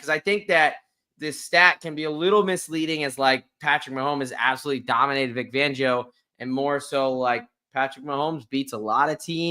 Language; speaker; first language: English; native; English